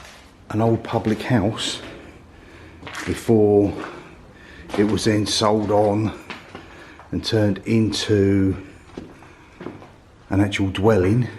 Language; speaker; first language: English; native; English